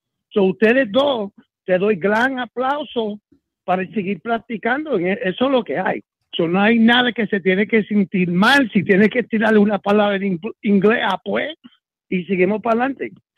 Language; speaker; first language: Spanish; native; Spanish